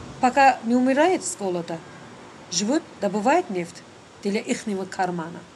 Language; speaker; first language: Russian; non-native, local second language; Azerbaijani